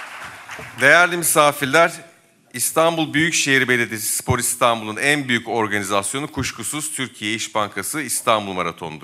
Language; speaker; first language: Turkish; native; Turkish